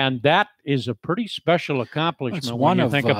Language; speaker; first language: English; native; English